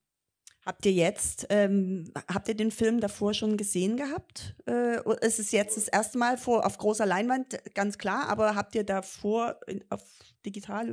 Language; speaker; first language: German; native; German